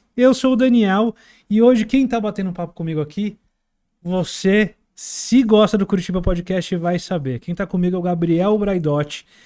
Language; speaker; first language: Portuguese; native; Portuguese